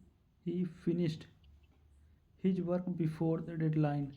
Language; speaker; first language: English; non-native, local second language; Hindi